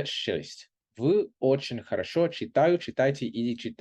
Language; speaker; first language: Russian; non-native, fluent; English